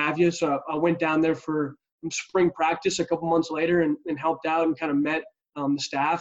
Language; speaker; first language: English; native; English